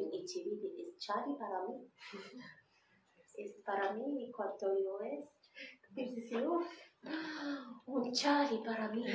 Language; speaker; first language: Spanish; non-native, learner; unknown